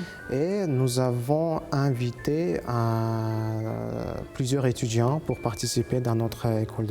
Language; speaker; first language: French; non-native, fluent; Uzbek